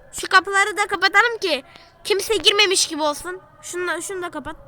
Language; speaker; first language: Turkish; native; Turkish